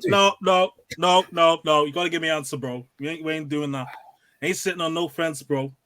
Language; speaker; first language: English; native; English